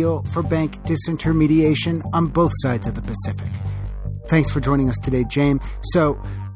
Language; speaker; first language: English; native; English